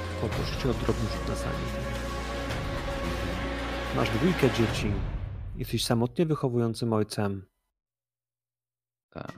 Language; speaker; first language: Polish; native; Polish